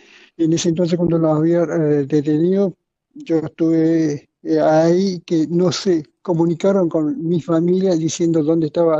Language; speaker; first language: Spanish; native; Spanish